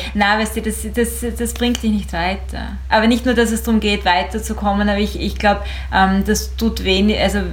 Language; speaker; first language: German; native; German